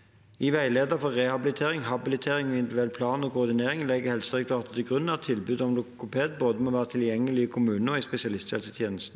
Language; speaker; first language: Norwegian; native; Norwegian